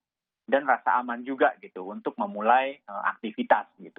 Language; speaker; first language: Indonesian; native; Indonesian